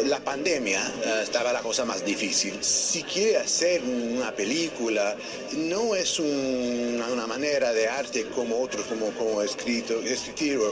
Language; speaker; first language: Spanish; non-native, learner; English